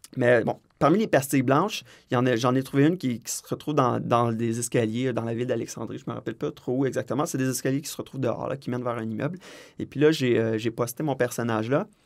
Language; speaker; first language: French; native; French